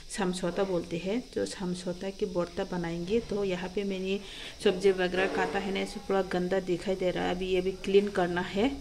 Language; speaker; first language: Hindi; non-native, local second language; Kok Borok